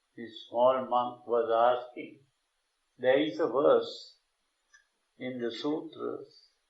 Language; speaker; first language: English; non-native, local second language; Sinhala